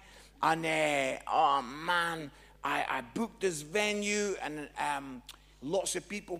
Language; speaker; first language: English; native; English